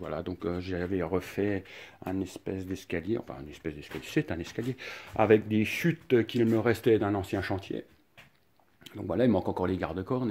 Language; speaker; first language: French; native; French